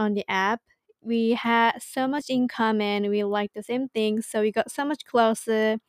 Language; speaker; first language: English; non-native, fluent; Japanese